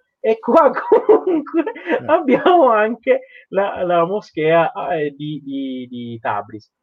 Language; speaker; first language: Italian; non-native, fluent; Persian